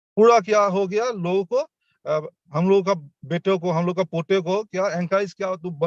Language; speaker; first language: Hindi; non-native, local second language; Assamese